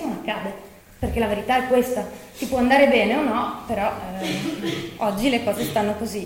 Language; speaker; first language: Italian; native; Italian